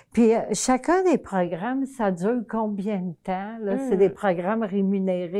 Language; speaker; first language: French; native; French